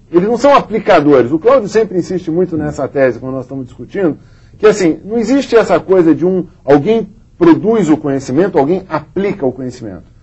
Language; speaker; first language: Portuguese; native; Portuguese